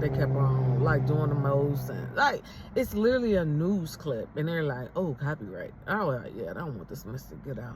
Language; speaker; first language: English; native; English